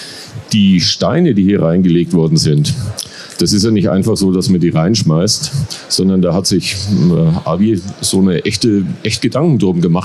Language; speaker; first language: German; native; German